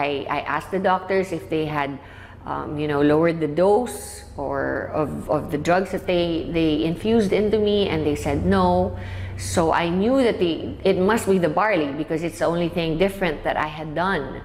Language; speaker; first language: English; non-native, local second language; Filipino